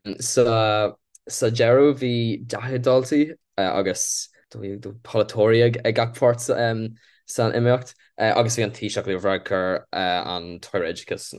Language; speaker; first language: Irish; non-native, local second language; English